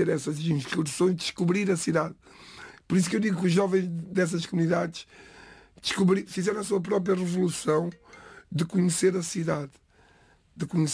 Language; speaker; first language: Portuguese; non-native, local second language; Kabuverdianu